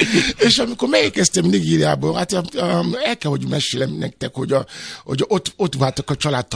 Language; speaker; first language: Hungarian; non-native, learner; Yoruba